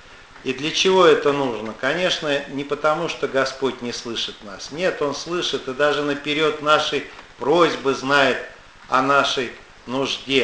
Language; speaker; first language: Russian; native; Russian